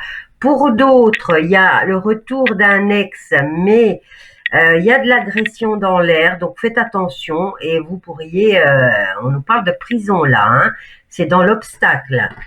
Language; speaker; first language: French; native; French